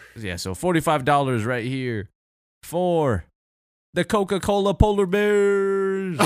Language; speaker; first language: English; early bilingual, other home language; Filipino